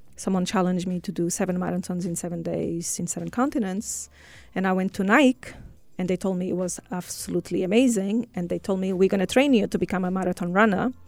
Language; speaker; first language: English; non-native, fluent; Portuguese